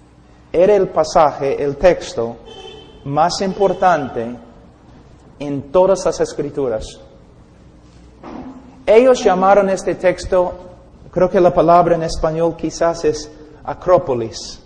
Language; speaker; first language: Spanish; non-native, fluent; English